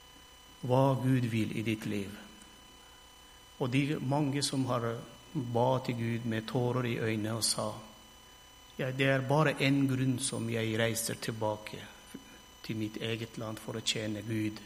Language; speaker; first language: Norwegian; non-native, fluent; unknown